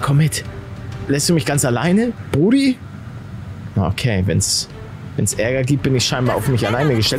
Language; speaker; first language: German; native; German